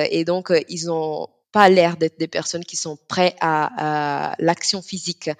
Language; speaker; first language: French; non-native, fluent; Italian